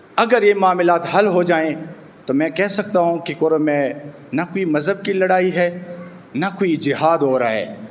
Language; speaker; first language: Urdu; non-native, local second language; Pashto